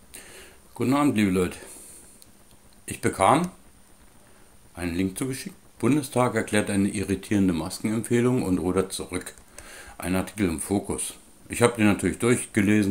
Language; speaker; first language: German; native; German